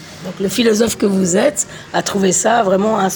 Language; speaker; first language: French; native; French